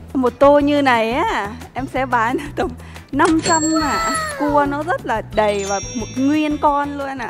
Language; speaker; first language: Vietnamese; non-native, fluent; Lao